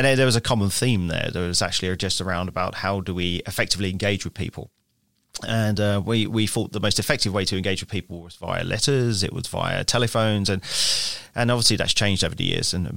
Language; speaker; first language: English; native; English